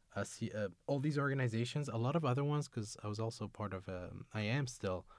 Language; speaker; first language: English; non-native, fluent; Arabic